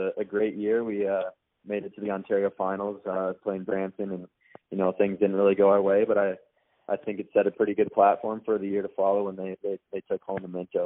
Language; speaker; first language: English; native; English